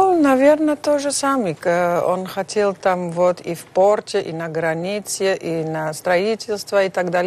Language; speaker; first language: Russian; non-native, fluent; Dutch